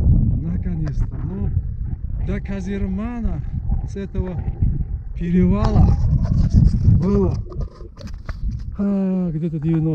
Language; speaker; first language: Russian; non-native, fluent; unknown